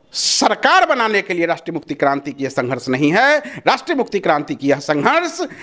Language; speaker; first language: Hindi; non-native, local second language; Maithili